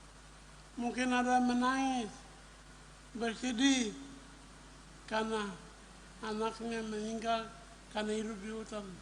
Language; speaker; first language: Indonesian; non-native, local second language; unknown